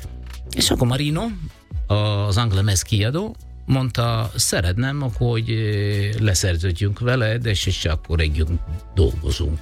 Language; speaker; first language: Hungarian; non-native, learner; Italian